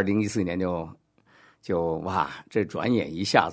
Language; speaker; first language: Chinese; native; Chinese